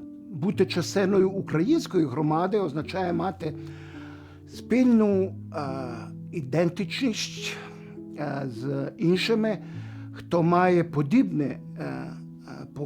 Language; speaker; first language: Ukrainian; early bilingual, heritage; English